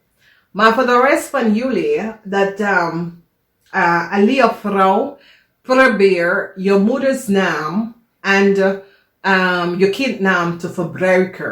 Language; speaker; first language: Dutch; non-native, learner; English